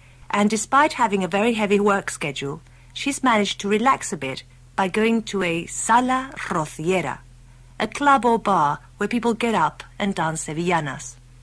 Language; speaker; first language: English; native; English